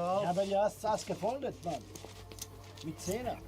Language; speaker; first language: German; non-native, learner; Croatian